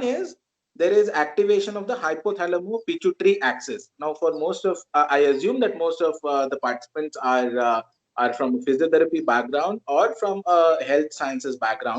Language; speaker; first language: English; non-native, local second language; Marathi